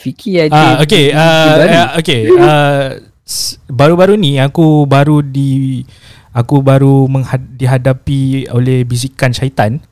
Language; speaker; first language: Malay; native; Malay